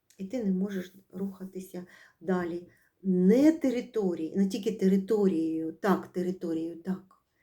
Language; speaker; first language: Ukrainian; native; Ukrainian